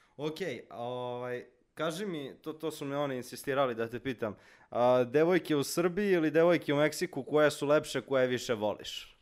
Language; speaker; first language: Serbian; native; Serbian